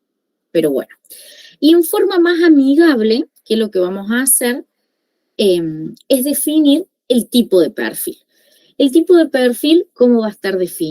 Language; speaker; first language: Spanish; native; Spanish